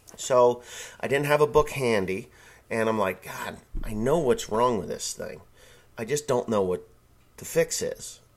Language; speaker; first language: English; native; English